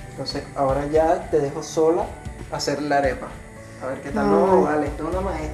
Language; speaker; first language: Spanish; native; Spanish